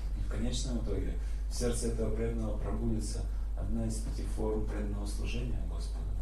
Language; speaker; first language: Russian; native; Russian